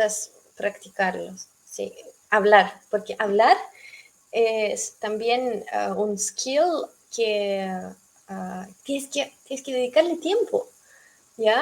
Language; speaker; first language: Spanish; non-native, fluent; Russian